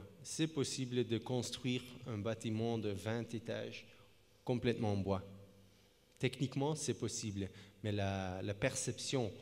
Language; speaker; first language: French; non-native, fluent; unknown